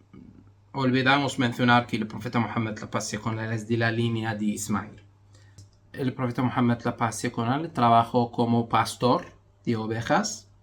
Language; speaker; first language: Spanish; non-native, fluent; Arabic